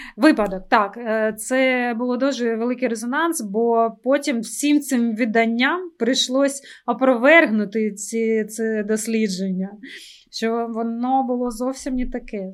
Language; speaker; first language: Ukrainian; non-native, local second language; Russian